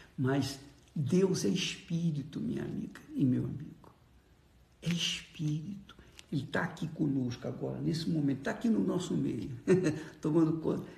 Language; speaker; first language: Portuguese; native; Portuguese